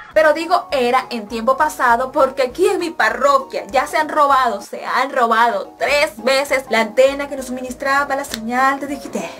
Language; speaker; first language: Spanish; native; Spanish